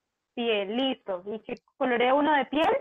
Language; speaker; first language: Spanish; native; Spanish